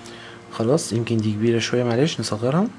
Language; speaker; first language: Arabic; native; Arabic